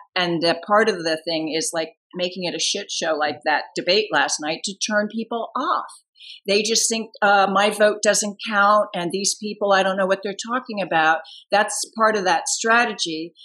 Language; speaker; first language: English; native; English